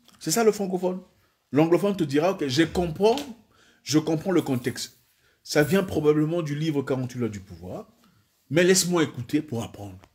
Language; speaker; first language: French; non-native, local second language; Swahili